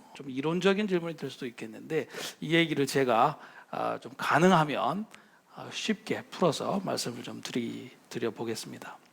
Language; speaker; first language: Korean; native; Korean